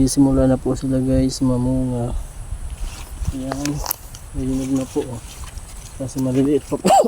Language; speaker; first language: Filipino; non-native, local second language; Bikol